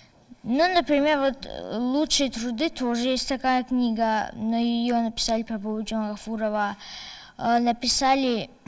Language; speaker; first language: Russian; non-native, local second language; Tajik